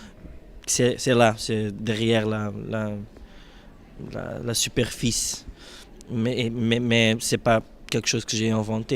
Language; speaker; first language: French; non-native, fluent; Portuguese